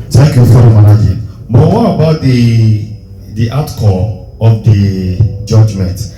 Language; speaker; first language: English; non-native, local second language; Yoruba